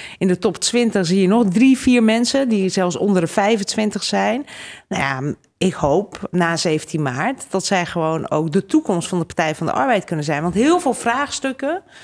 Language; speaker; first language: Dutch; early bilingual, other home language; Hungarian